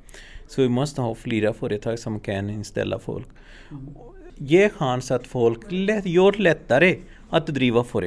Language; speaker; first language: Swedish; non-native, learner; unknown